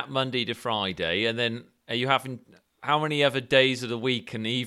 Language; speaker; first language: English; native; English